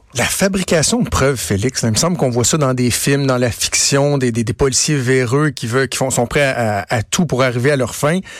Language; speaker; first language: French; native; French